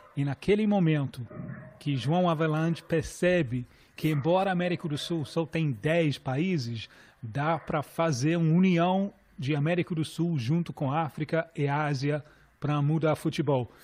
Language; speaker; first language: Portuguese; non-native, fluent; English